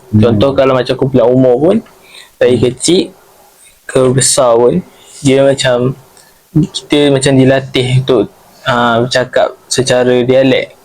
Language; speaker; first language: Malay; native; Malay